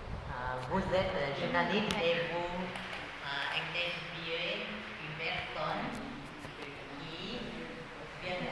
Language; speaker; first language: French; non-native, learner; Hmong